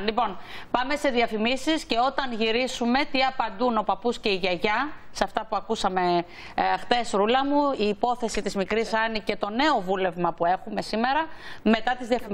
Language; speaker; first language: Greek; native; Greek